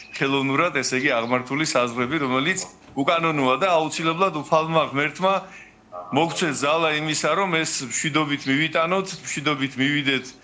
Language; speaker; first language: Georgian; native; Georgian